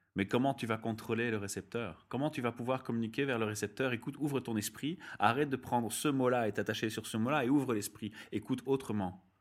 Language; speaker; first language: French; native; French